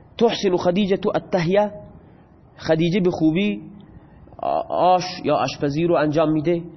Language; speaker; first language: Persian; non-native, local second language; Baluchi